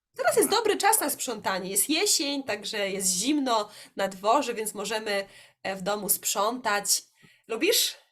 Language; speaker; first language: Polish; native; Polish